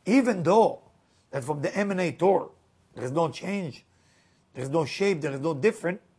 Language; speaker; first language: English; non-native, fluent; Hebrew